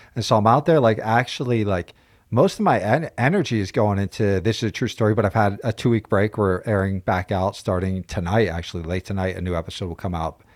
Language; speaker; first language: English; native; English